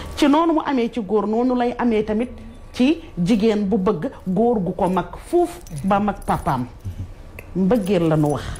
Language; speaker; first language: Wolof; non-native, local second language; Fula